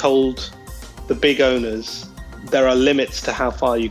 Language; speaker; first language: English; native; English